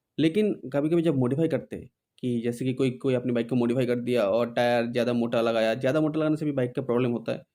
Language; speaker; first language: Hindi; non-native, local second language; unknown